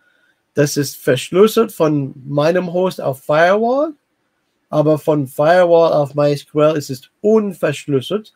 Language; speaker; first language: German; non-native, fluent; English